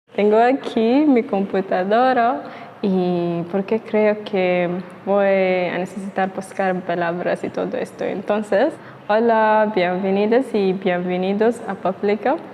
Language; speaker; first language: Spanish; non-native, learner; Arabic